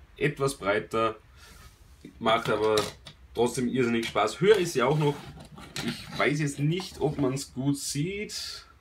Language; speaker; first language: German; native; German